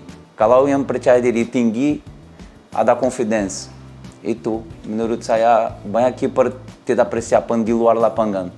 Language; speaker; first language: Indonesian; non-native, learner; Portuguese